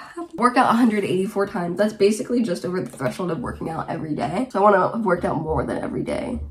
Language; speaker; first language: English; early bilingual, other home language; Romanian